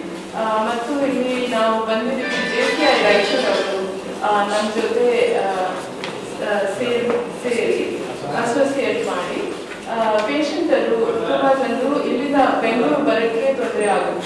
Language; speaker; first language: Kannada; non-native, fluent; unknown